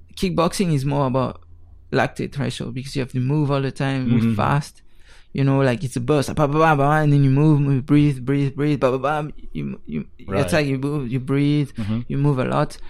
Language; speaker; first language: English; non-native, fluent; French